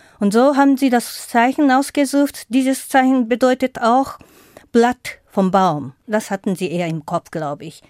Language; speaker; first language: German; non-native, fluent; Japanese